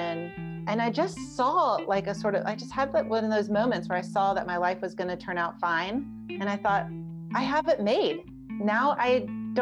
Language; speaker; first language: English; native; English